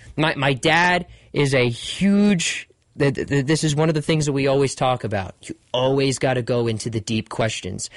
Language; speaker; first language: English; native; English